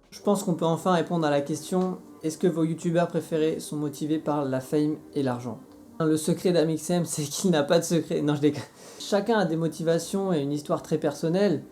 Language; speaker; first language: French; native; French